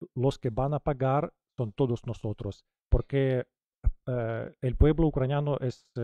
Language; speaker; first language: Spanish; non-native, fluent; Ukrainian